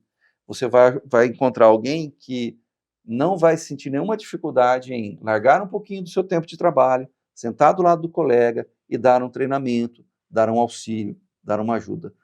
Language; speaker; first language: Portuguese; native; Portuguese